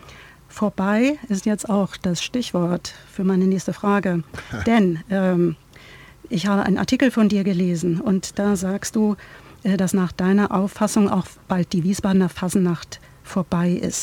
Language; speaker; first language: German; native; German